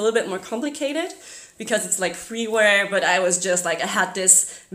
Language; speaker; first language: English; non-native, fluent; German